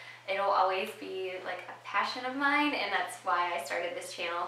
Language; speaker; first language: English; native; English